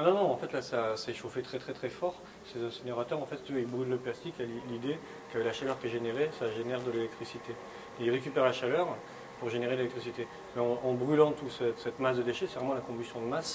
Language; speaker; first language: French; native; French